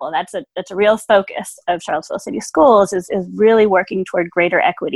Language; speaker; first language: English; early bilingual, other home language; German